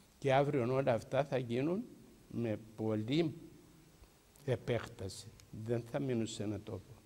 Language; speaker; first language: Greek; native; Greek